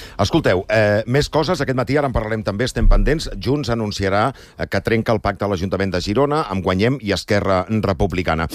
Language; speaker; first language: Catalan; native; Catalan